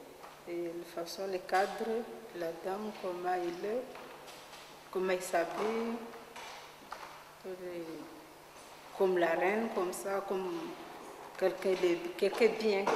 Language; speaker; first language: French; non-native, learner; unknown